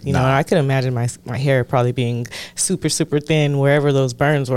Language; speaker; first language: English; native; English